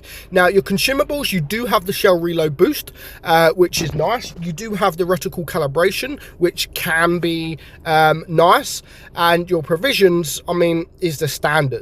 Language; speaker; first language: English; native; English